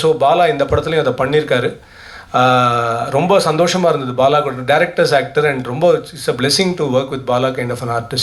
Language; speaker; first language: Tamil; native; Tamil